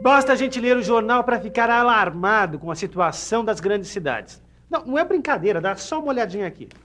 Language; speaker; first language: Portuguese; native; Portuguese